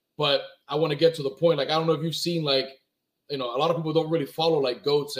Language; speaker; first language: English; early bilingual, other home language; Spanish